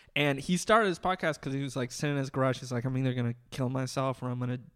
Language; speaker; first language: English; native; English